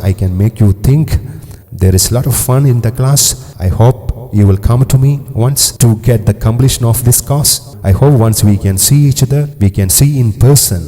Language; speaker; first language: English; non-native, local second language; Malayalam